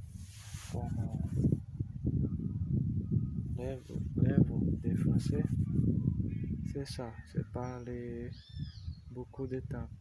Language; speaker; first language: French; non-native, learner; Portuguese